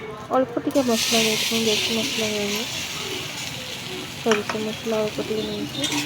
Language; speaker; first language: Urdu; non-native, local second language; Odia